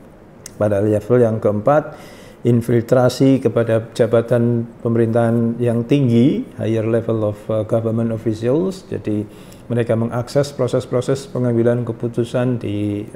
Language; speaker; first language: Indonesian; native; Indonesian